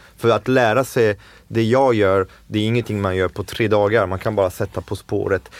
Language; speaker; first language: Swedish; non-native, fluent; French